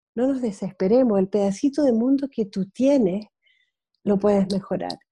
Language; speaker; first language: Spanish; early bilingual, heritage; Spanish